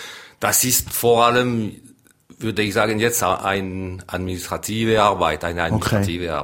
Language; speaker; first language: German; non-native, local second language; French